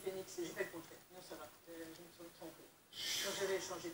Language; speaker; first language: French; native; French